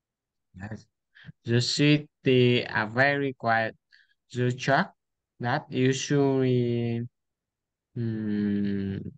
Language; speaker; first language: English; non-native, learner; Vietnamese